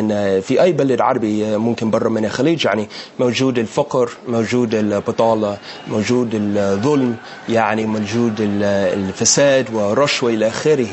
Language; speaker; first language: Arabic; non-native, learner; English